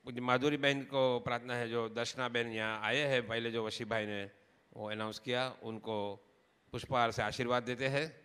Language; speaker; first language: Hindi; non-native, local second language; Gujarati